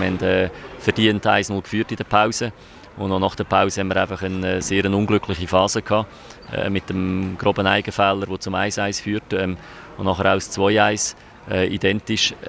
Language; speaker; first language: German; native; German